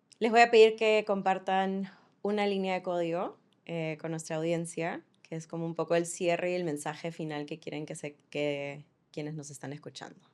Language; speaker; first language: Spanish; early bilingual, other home language; English